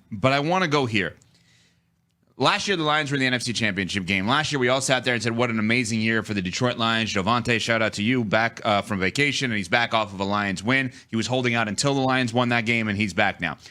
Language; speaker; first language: English; native; English